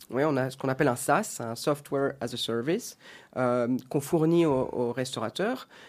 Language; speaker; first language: French; native; French